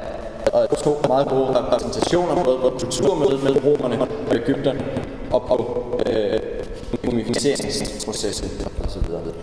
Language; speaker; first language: Danish; native; Danish